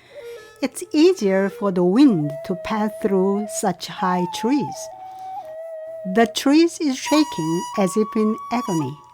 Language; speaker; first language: English; non-native, fluent; Korean